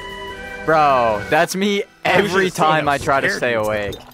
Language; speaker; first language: English; native; English